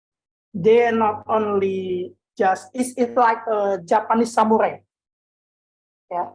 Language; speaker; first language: English; non-native, learner; Indonesian